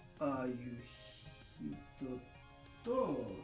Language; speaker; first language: Japanese; non-native, learner; English